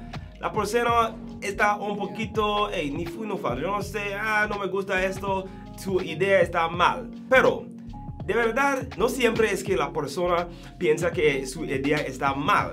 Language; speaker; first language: Spanish; non-native, learner; English